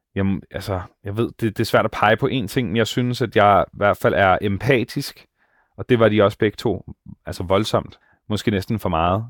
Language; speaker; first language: Danish; native; Danish